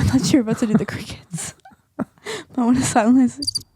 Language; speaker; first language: English; native; English